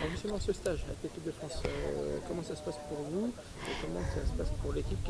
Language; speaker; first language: French; native; French